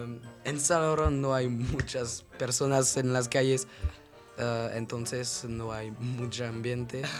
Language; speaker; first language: Spanish; non-native, learner; French